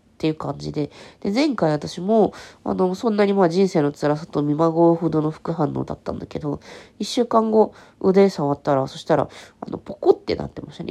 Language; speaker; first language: Japanese; native; Japanese